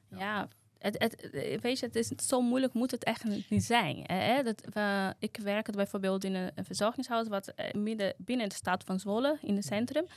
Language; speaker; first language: Dutch; non-native, fluent; Portuguese